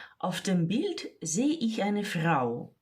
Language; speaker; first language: German; non-native, fluent; Ukrainian